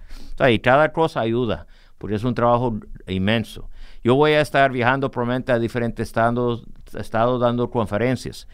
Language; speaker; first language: Spanish; early bilingual, heritage; English